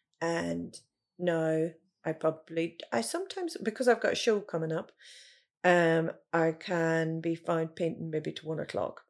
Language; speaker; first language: English; native; English